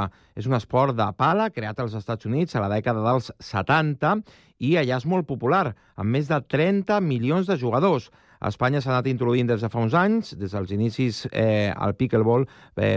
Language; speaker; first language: Catalan; native; Catalan